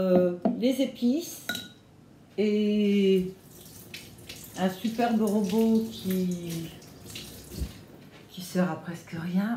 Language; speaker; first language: French; native; French